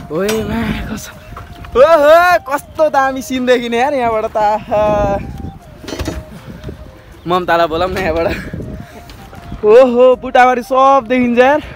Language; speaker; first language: Nepali; native; Nepali